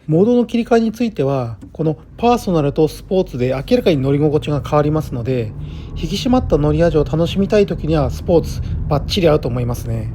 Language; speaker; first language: Japanese; native; Japanese